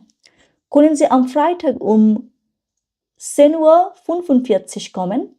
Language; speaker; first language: German; non-native, fluent; Bangla